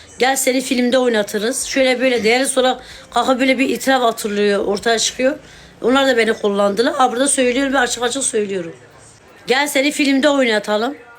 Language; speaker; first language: Turkish; non-native, local second language; Kurdish